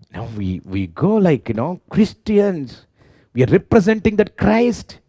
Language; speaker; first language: English; non-native, local second language; Telugu